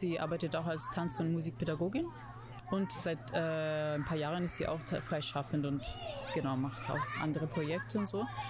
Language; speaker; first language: German; non-native, fluent; Italian